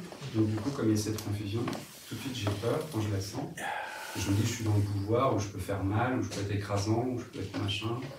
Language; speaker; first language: French; native; French